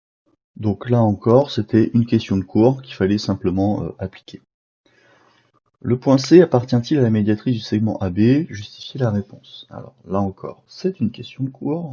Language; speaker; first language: French; native; French